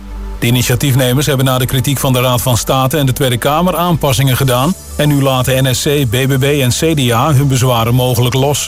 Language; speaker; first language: Dutch; native; Dutch